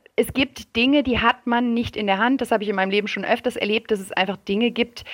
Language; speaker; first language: German; early bilingual, other home language; French